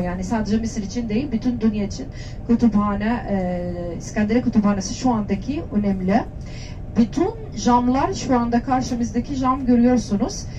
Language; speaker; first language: Turkish; non-native, learner; Arabic